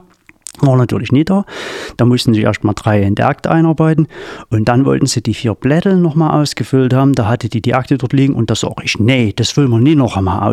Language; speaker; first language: German; native; German